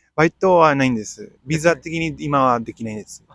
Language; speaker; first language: Japanese; non-native, fluent; Spanish